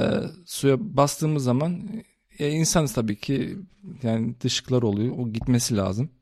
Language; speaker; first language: Turkish; early bilingual, heritage; Turkish